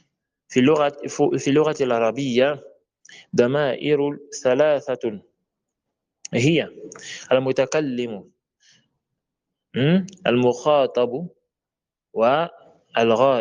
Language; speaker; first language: Arabic; non-native, fluent; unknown